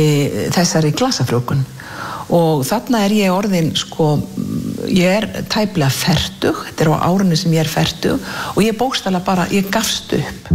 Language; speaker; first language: Icelandic; native; Icelandic